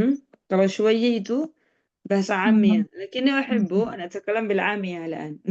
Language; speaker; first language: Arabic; non-native, fluent; Indonesian